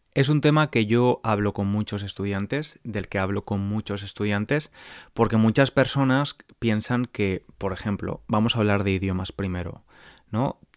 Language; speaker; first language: Spanish; native; Spanish